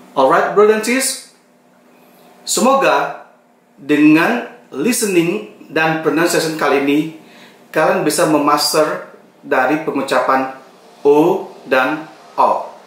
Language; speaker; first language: Indonesian; native; Indonesian